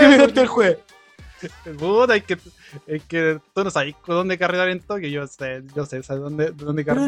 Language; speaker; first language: Spanish; native; Spanish